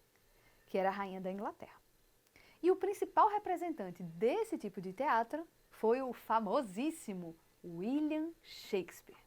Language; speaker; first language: Portuguese; native; Portuguese